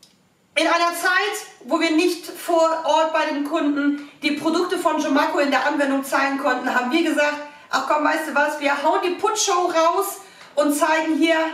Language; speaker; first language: German; native; German